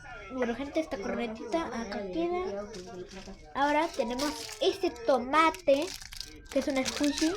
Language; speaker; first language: Spanish; native; Spanish